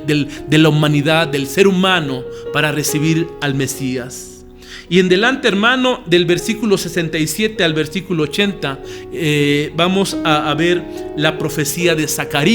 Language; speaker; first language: Spanish; native; Spanish